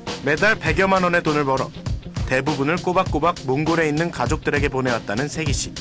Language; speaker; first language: Korean; native; Korean